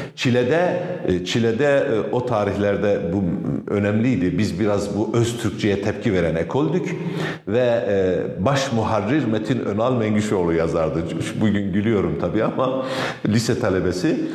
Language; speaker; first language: Turkish; native; Turkish